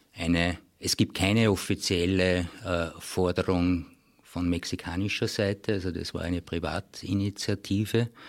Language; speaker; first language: German; native; German